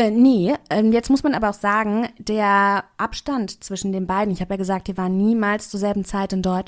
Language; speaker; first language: German; native; German